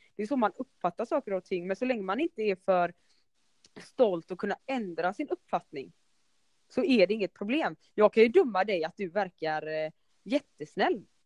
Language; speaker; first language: Swedish; early bilingual, other home language; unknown